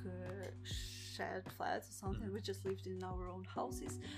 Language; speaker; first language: English; non-native, fluent; Russian